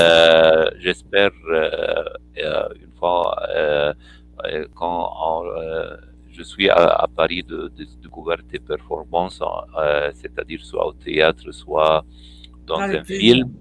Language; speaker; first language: French; non-native, fluent; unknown